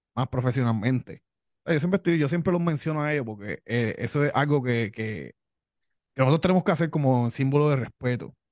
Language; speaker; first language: Spanish; native; Spanish